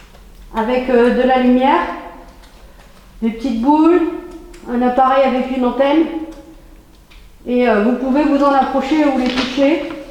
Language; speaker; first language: French; native; French